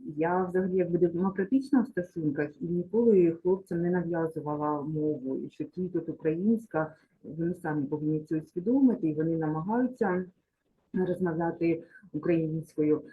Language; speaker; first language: Ukrainian; non-native, local second language; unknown